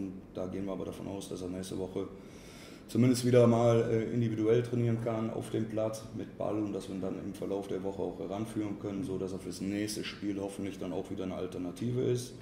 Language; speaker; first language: German; native; German